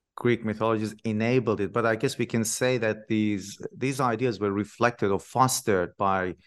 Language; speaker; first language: English; non-native, fluent; Persian